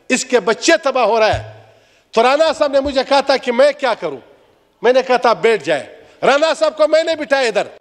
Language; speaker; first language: Urdu; non-native, local second language; Pashto